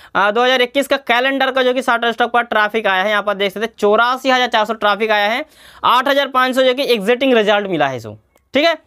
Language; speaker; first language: Hindi; native; Hindi